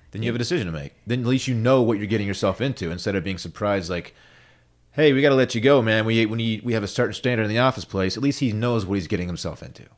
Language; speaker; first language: English; native; English